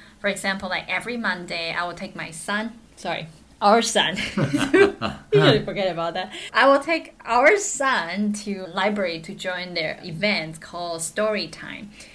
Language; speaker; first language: English; non-native, fluent; Chinese